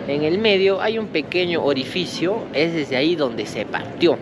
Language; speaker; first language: Spanish; native; Spanish